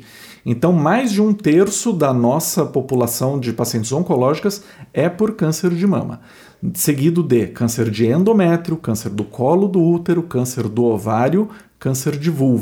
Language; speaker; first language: Portuguese; native; Portuguese